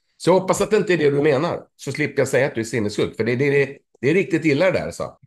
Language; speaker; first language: Swedish; native; Swedish